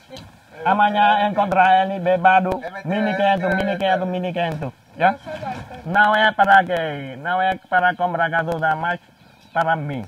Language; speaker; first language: Portuguese; non-native, learner; Vietnamese